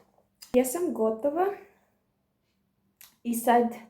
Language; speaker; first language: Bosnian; non-native, learner; Filipino